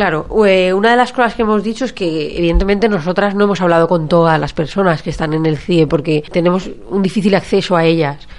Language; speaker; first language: Spanish; native; Spanish